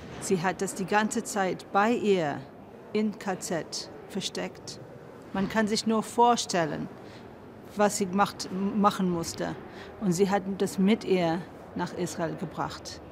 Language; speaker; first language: German; non-native, fluent; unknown